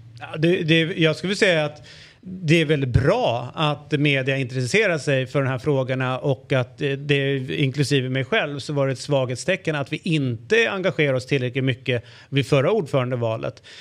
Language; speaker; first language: Swedish; native; Swedish